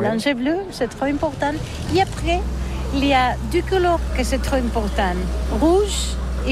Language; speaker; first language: French; non-native, learner; Catalan